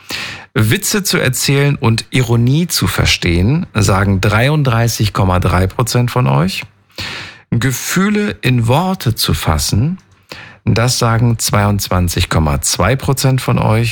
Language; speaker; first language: German; native; German